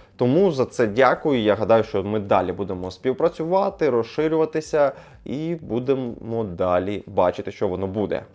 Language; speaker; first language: Ukrainian; non-native, local second language; Russian